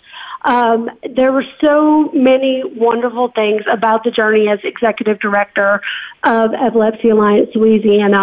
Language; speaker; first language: English; native; English